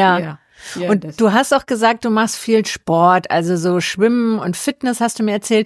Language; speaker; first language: German; native; German